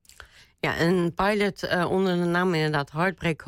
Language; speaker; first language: Dutch; native; Dutch